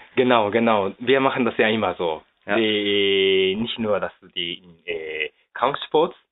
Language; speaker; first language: German; non-native, fluent; Japanese